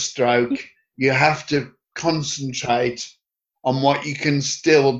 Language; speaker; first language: English; native; English